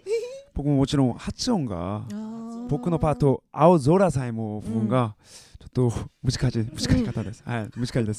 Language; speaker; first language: Japanese; non-native, learner; Korean